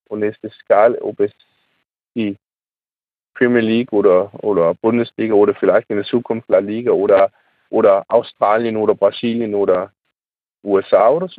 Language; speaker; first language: German; non-native, learner; Danish